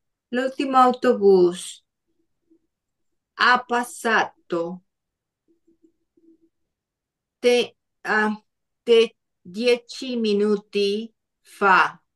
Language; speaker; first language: Italian; non-native, learner; Spanish